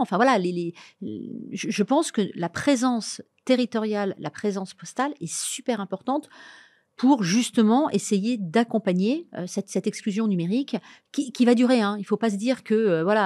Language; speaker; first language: French; native; French